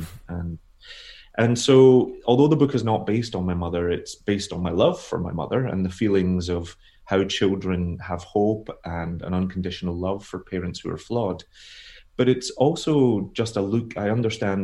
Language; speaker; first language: English; native; English